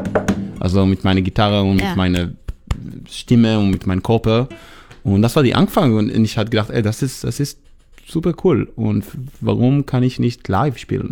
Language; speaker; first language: German; non-native, learner; Hebrew